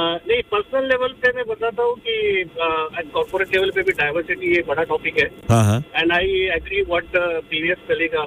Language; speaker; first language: Hindi; non-native, local second language; Marathi